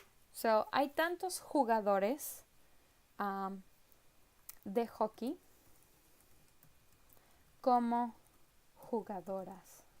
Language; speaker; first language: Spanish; non-native, fluent; English